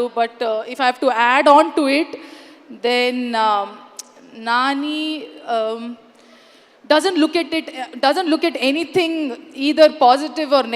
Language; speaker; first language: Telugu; non-native, learner; Kannada